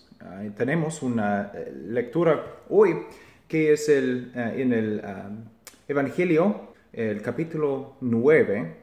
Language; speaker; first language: Spanish; non-native, fluent; English